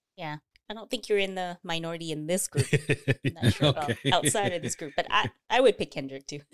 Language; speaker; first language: English; native; English